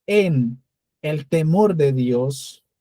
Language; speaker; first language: Spanish; native; Spanish